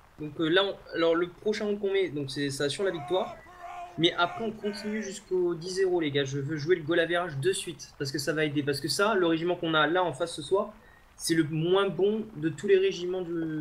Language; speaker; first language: French; native; French